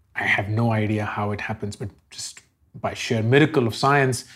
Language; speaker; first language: English; non-native, local second language; Hindi